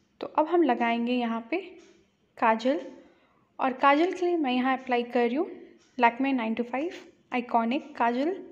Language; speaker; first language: Hindi; native; Hindi